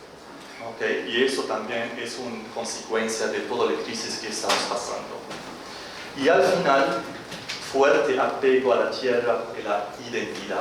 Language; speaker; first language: Spanish; non-native, fluent; Arabic